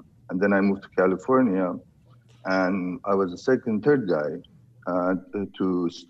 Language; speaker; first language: English; non-native, fluent; Persian